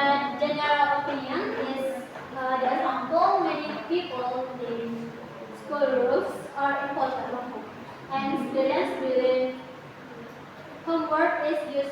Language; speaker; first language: English; non-native, fluent; Indonesian